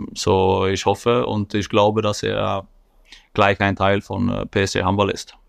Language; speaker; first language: German; non-native, fluent; Swedish